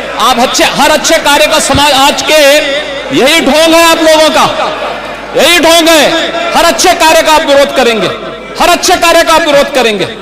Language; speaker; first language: Hindi; native; Hindi